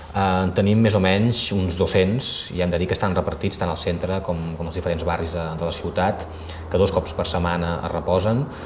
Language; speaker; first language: Catalan; native; Catalan